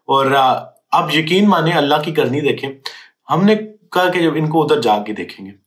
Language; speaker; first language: Urdu; native; Urdu